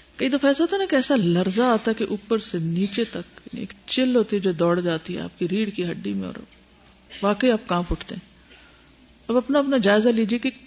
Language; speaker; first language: Urdu; native; Urdu